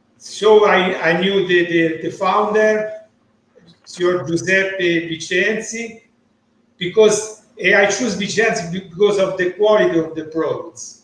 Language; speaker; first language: English; non-native, learner; Italian